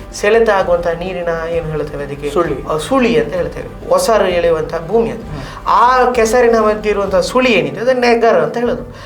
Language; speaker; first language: Kannada; non-native, local second language; Tulu